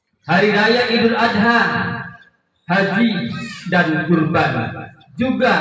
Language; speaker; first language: Indonesian; native; Indonesian